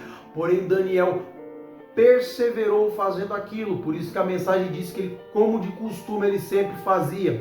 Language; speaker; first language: Portuguese; native; Portuguese